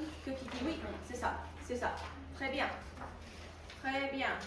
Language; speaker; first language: French; non-native, fluent; Spanish